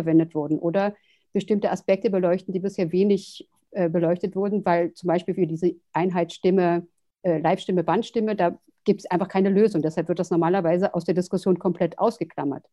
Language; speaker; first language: German; native; German